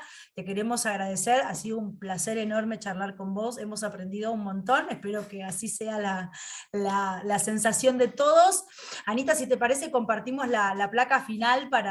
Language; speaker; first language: Spanish; native; Spanish